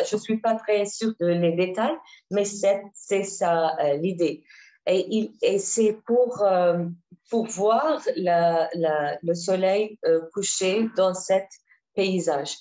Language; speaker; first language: French; non-native, learner; Arabic